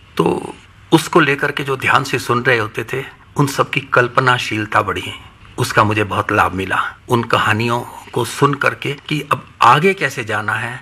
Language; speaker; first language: Hindi; non-native, local second language; Punjabi